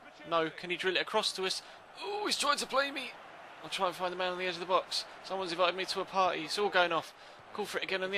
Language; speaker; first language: English; native; English